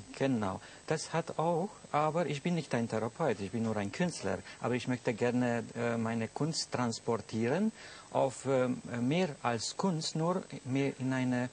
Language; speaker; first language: German; non-native, fluent; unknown